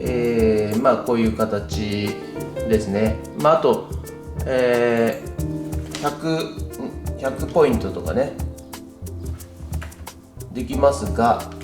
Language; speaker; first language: Japanese; native; Japanese